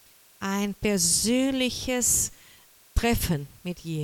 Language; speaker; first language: German; non-native, fluent; Portuguese